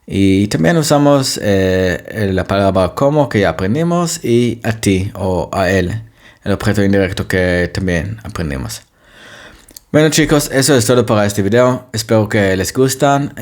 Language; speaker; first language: Spanish; non-native, fluent; Hebrew